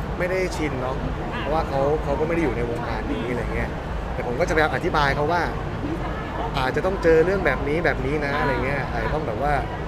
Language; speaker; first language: Thai; native; Thai